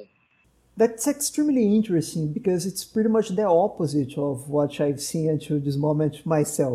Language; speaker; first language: English; non-native, fluent; Portuguese